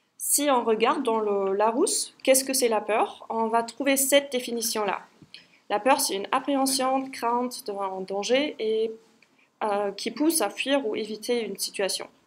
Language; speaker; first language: French; non-native, fluent; German